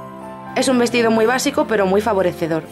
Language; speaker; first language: Spanish; native; Spanish